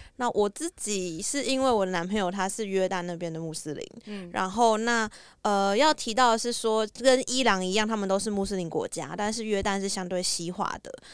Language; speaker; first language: Chinese; native; Chinese